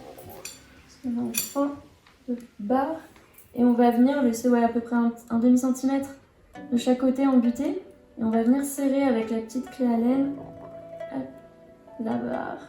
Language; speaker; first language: French; native; French